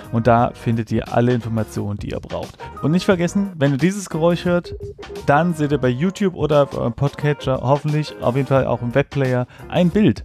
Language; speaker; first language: German; native; German